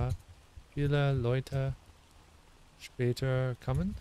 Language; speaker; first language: German; non-native, learner; English